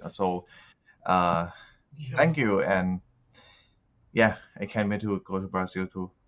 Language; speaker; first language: English; non-native, learner; Thai